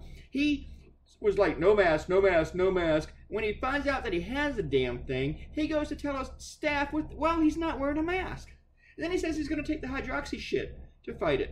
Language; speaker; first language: English; native; English